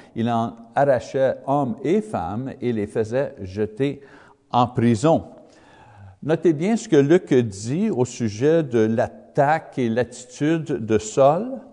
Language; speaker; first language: French; non-native, learner; English